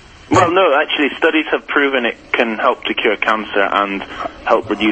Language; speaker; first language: English; early bilingual, other home language; Persian